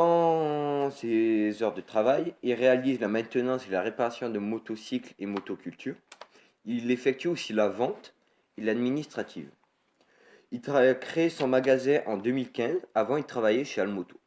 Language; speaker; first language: French; native; French